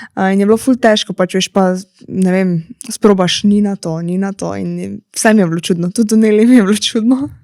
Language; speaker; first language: Slovenian; native; Slovenian